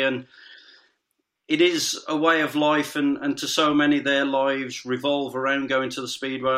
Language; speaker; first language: English; native; English